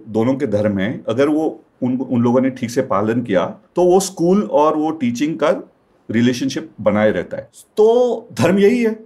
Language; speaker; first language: Hindi; non-native, local second language; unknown